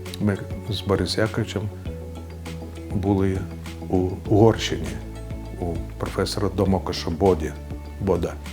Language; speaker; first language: Ukrainian; non-native, local second language; Russian